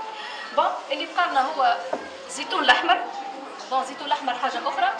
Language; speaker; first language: Arabic; native; Arabic